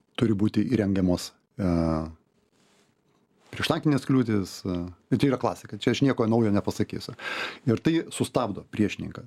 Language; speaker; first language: Lithuanian; native; Lithuanian